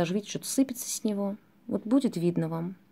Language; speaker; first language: Russian; native; Russian